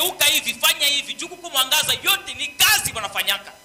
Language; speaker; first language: Swahili; native; Swahili